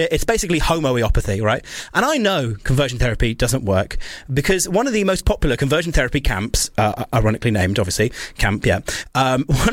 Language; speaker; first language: English; native; English